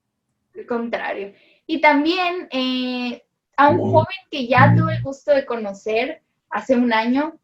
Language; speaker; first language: Spanish; native; Spanish